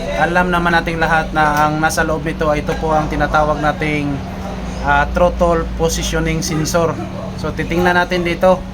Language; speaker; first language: Filipino; non-native, local second language; Cebuano